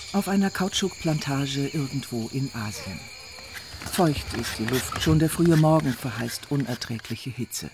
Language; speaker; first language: German; native; German